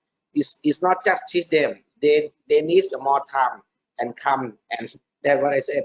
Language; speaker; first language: English; non-native, learner; Thai